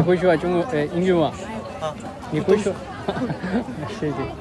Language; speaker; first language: Chinese; non-native, learner; Urdu